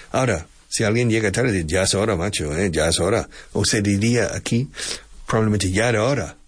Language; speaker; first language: Spanish; non-native, fluent; English